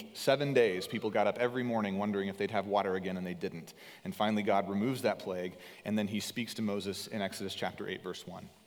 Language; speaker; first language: English; native; English